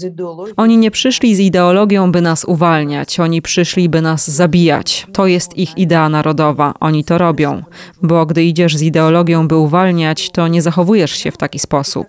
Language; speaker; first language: Polish; non-native, fluent; Ukrainian